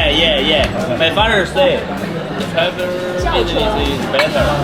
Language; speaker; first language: English; non-native, learner; Chinese